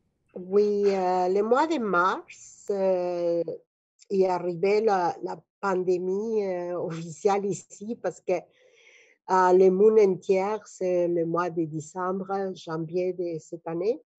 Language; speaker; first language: French; non-native, fluent; Spanish